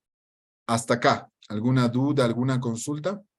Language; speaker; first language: Spanish; native; Spanish